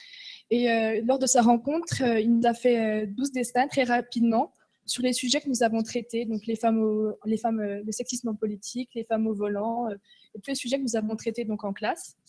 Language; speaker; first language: French; native; French